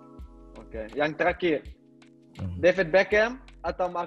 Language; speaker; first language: Indonesian; non-native, learner; Dutch